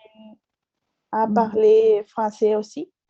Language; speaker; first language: French; non-native, learner; Spanish